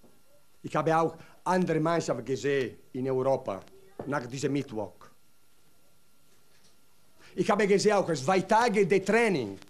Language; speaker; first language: German; non-native, learner; Italian